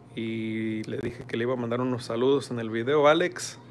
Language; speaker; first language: Spanish; early bilingual, heritage; Spanish